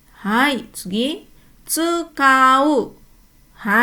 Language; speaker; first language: Japanese; non-native, fluent; Indonesian